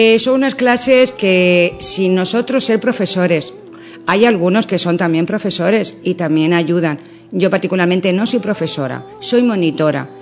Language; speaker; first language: Spanish; native; Spanish